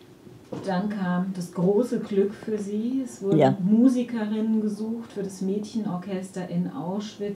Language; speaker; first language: German; native; German